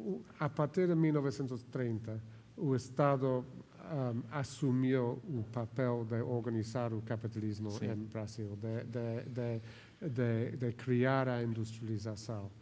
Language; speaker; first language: Portuguese; non-native, fluent; Spanish